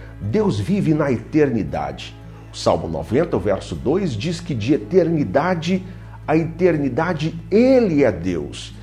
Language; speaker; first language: Portuguese; native; Portuguese